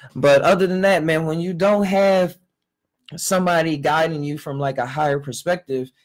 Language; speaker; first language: English; native; English